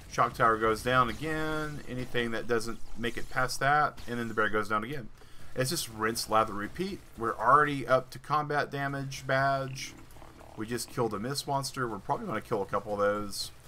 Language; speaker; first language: English; native; English